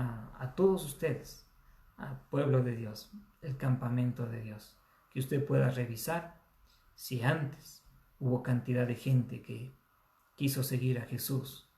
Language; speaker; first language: Spanish; native; Spanish